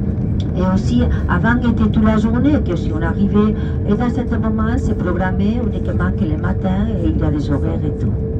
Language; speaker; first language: French; non-native, learner; Spanish